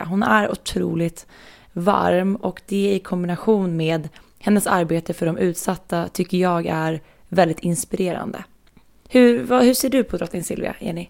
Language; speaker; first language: Swedish; native; Swedish